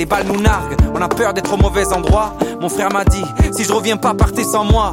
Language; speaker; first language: French; native; French